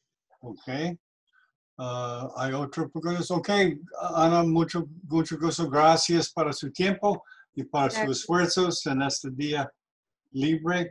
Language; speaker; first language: Spanish; non-native, learner; English